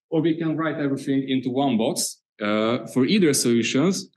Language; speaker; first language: English; non-native, fluent; Hungarian